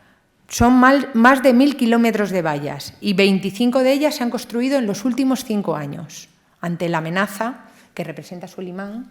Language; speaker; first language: Spanish; native; Spanish